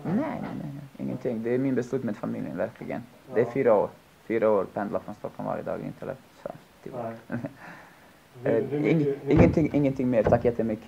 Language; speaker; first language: Swedish; non-native, fluent; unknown